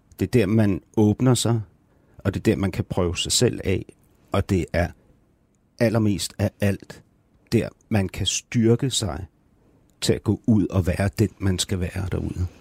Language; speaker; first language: Danish; native; Danish